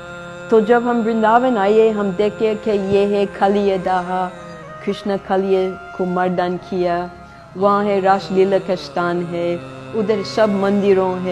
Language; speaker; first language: Hindi; non-native, fluent; English